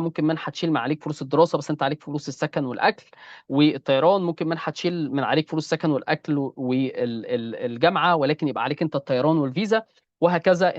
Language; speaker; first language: Arabic; native; Arabic